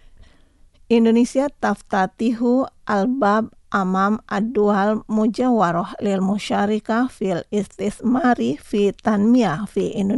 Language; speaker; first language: Arabic; non-native, fluent; Indonesian